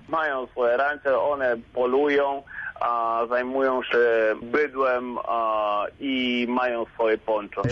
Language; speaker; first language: Polish; non-native, fluent; Spanish